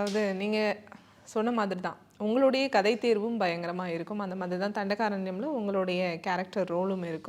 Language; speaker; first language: Tamil; native; Tamil